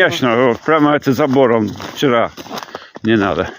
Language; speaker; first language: Russian; non-native, learner; English